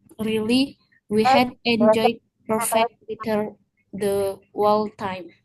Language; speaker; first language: English; non-native, learner; Indonesian